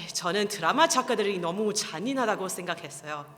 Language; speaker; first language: Korean; non-native, fluent; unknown